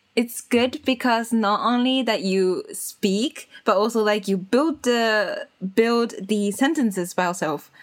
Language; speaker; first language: English; early bilingual, other home language; Japanese